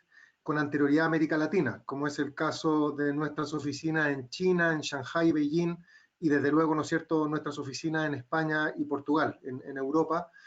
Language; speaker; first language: Spanish; native; Spanish